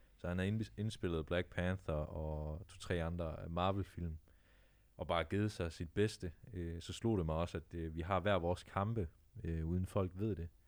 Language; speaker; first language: Danish; native; Danish